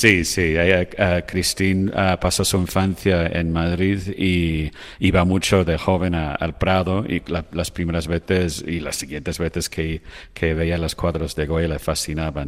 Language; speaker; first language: Spanish; non-native, fluent; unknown